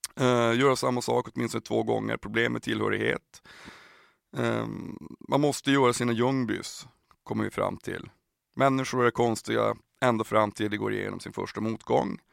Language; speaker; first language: Swedish; native; Swedish